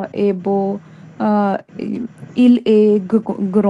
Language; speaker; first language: French; non-native, learner; Hindi